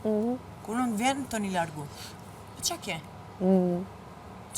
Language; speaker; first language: Albanian; non-native, learner; English